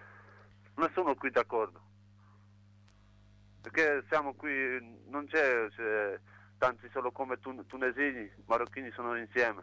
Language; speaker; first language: Italian; non-native, learner; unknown